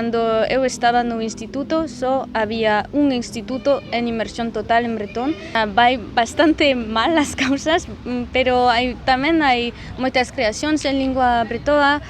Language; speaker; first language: Galician; non-native, fluent; French